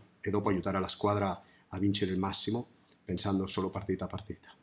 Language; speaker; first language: Italian; non-native, fluent; Spanish